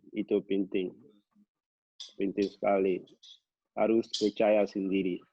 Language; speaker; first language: Indonesian; non-native, local second language; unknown